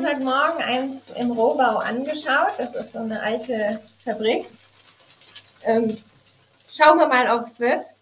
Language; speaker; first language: German; native; German